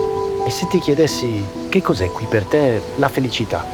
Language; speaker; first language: Italian; native; Italian